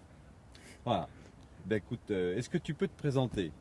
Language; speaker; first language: French; native; French